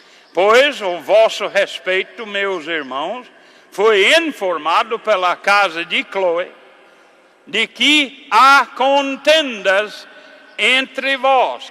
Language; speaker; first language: Portuguese; non-native, fluent; English